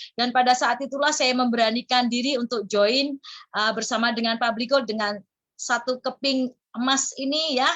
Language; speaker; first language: Indonesian; native; Indonesian